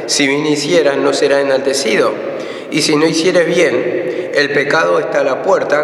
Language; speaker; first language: Spanish; native; Spanish